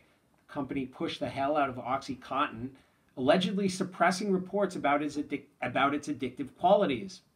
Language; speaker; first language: English; native; English